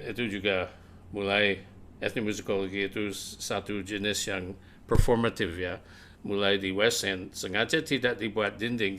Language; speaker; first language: Indonesian; non-native, fluent; English